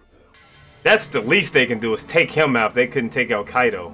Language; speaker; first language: English; native; English